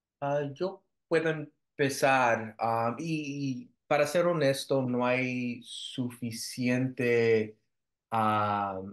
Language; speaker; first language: Spanish; early bilingual, heritage; Spanish